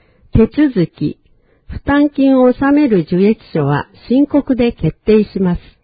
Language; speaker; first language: Japanese; native; Japanese